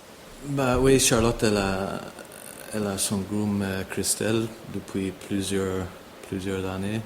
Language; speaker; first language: French; non-native, fluent; English